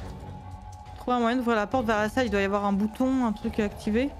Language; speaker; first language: French; native; French